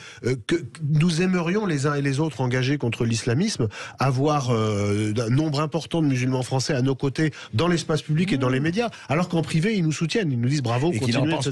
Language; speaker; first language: French; native; French